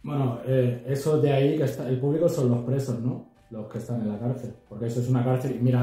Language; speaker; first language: Spanish; native; Spanish